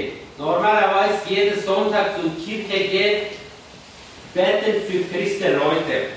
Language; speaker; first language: German; non-native, learner; Kurdish